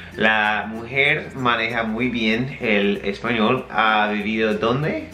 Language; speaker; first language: Spanish; non-native, fluent; English